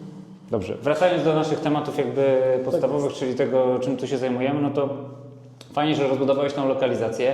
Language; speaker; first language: Polish; native; Polish